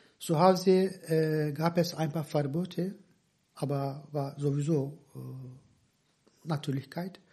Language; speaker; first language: German; non-native, fluent; Turkish